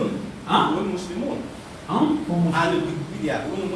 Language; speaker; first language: Arabic; non-native, learner; Malagasy